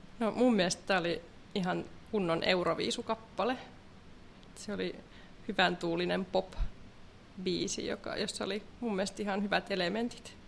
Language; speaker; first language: Finnish; native; Finnish